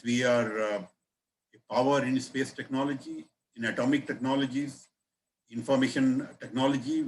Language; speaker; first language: English; non-native, local second language; Hindi